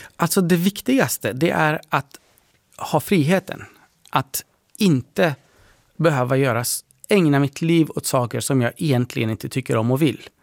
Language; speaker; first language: Swedish; early bilingual, other home language; Persian